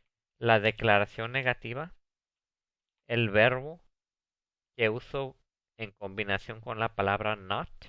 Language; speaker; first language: Spanish; early bilingual, heritage; Spanish